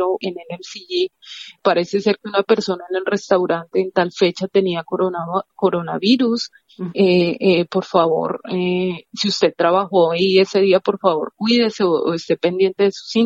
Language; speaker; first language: Spanish; native; Spanish